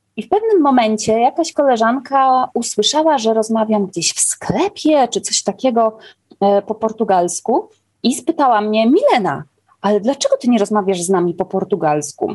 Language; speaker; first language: Polish; native; Polish